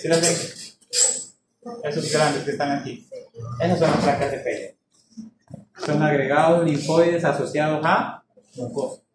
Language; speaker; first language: Spanish; native; Spanish